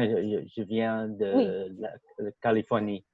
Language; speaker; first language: French; non-native, fluent; English